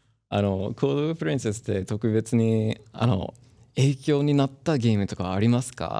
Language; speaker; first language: Japanese; non-native, fluent; English